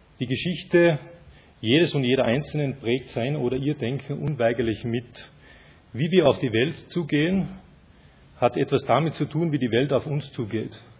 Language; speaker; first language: German; native; German